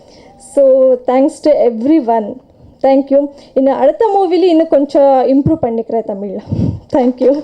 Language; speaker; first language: Tamil; non-native, learner; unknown